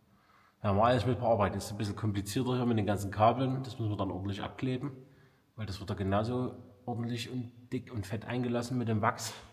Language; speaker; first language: German; native; German